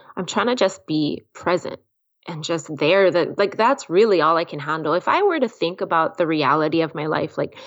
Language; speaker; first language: English; native; English